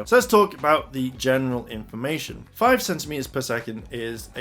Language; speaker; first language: English; native; English